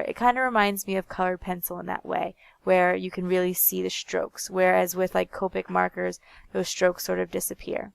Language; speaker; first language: English; native; English